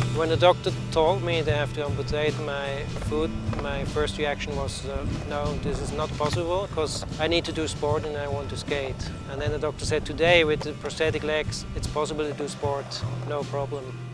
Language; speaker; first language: English; non-native, fluent; Swiss German